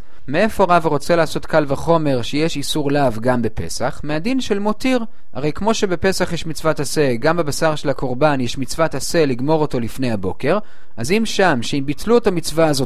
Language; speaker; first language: Hebrew; native; Hebrew